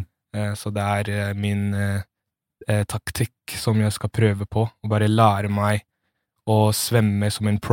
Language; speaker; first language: Norwegian; early bilingual, other home language; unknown